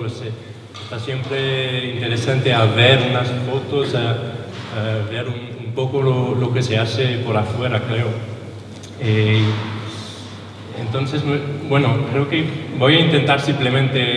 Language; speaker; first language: Spanish; non-native, learner; French